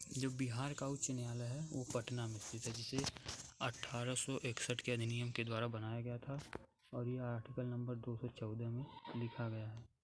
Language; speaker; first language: Hindi; native; Hindi